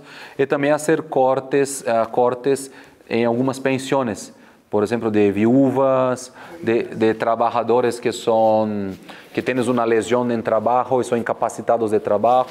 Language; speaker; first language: Spanish; non-native, fluent; Portuguese